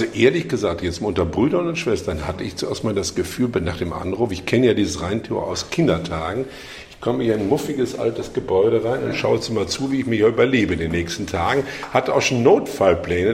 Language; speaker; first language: German; native; German